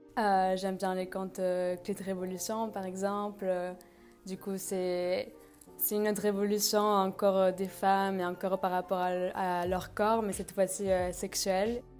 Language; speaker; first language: French; non-native, fluent; Spanish